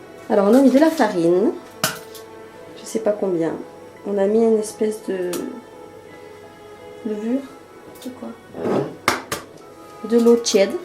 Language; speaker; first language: French; native; French